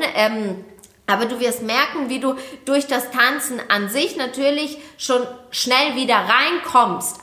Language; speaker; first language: German; native; German